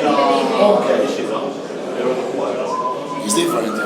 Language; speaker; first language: English; non-native, learner; Italian